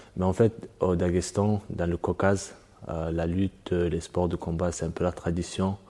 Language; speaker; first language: French; early bilingual, other home language; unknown